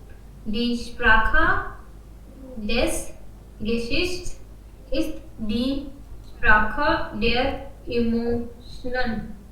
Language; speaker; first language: German; non-native, learner; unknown